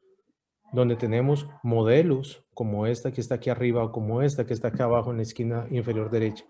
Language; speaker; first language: Spanish; native; Spanish